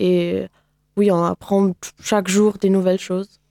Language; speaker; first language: French; non-native, learner; German